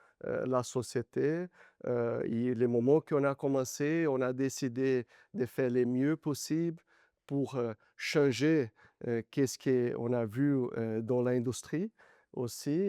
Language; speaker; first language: French; non-native, learner; Portuguese